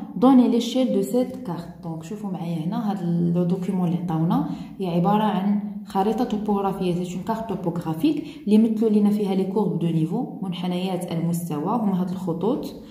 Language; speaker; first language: French; non-native, local second language; Arabic